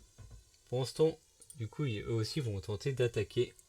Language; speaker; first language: French; native; French